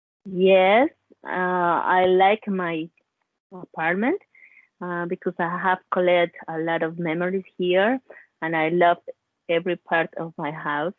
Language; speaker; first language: English; non-native, learner; Spanish